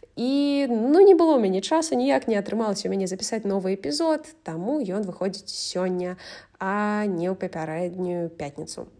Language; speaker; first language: Belarusian; native; Belarusian